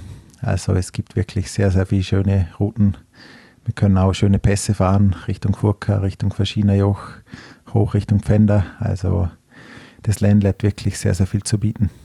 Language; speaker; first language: German; native; German